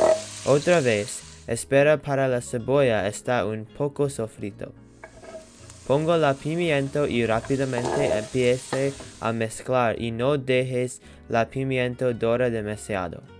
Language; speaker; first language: Spanish; non-native, learner; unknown